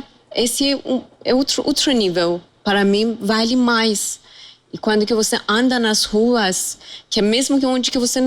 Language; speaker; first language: Portuguese; non-native, fluent; Persian